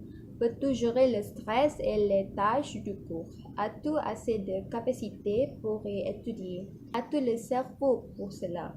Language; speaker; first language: French; non-native, learner; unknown